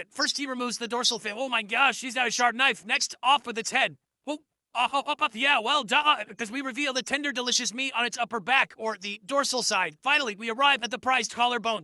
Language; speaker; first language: English; native; English